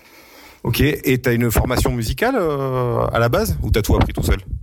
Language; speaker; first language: French; native; French